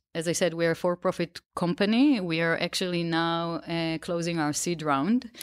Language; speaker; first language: English; non-native, fluent; Hebrew